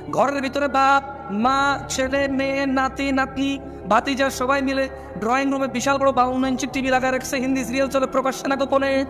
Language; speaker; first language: Bangla; early bilingual, heritage; Bangla